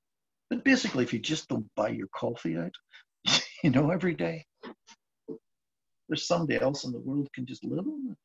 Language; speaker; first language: English; native; English